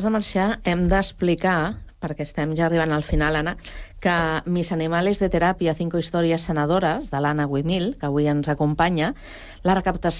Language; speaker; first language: Catalan; native; Catalan